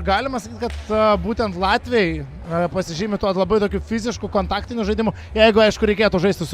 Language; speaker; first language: Lithuanian; native; Lithuanian